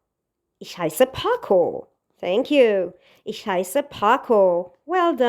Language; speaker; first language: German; non-native, fluent; Persian